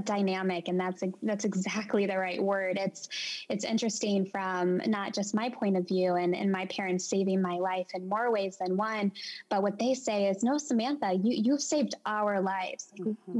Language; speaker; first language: English; native; English